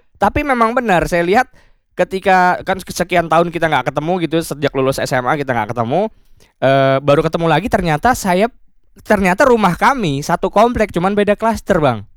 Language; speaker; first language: Indonesian; native; Indonesian